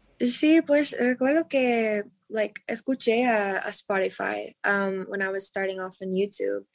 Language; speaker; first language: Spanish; non-native, learner; English